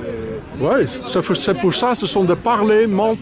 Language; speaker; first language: French; non-native, fluent; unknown